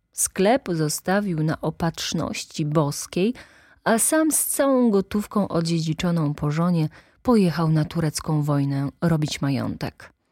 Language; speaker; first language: Polish; native; Polish